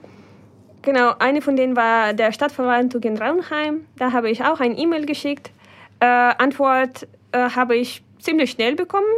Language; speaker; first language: German; non-native, fluent; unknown